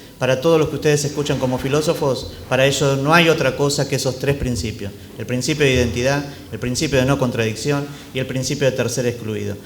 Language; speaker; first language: Spanish; native; Spanish